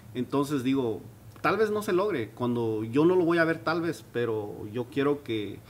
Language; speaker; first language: Spanish; non-native, local second language; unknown